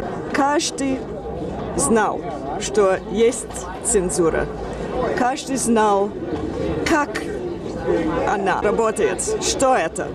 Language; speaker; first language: Russian; non-native, fluent; English